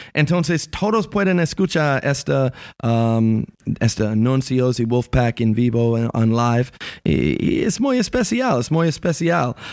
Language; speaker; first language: Spanish; non-native, learner; English